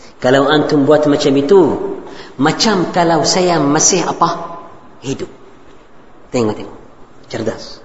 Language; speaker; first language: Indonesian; non-native, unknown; Arabic